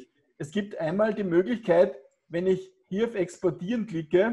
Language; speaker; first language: German; native; German